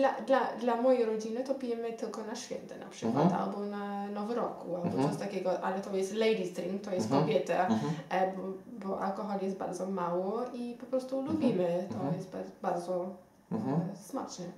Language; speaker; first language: Polish; non-native, learner; Xhosa